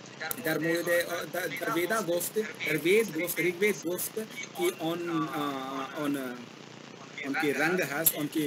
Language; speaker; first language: Persian; non-native, learner; Hindi